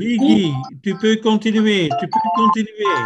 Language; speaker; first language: French; non-native, local second language; Dutch